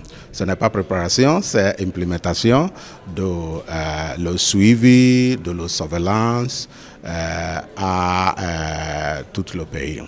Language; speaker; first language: French; non-native, learner; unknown